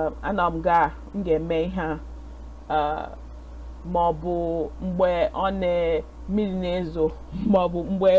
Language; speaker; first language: Igbo; non-native, learner; English